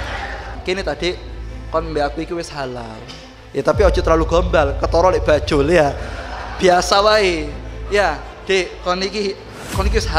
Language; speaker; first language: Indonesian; non-native, local second language; Javanese